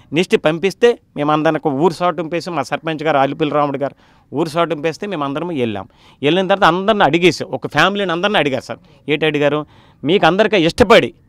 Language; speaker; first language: Telugu; native; Telugu